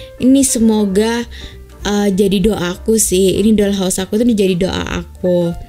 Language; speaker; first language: Indonesian; native; Indonesian